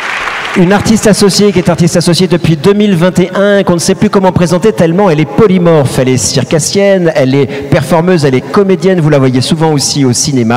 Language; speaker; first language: French; native; French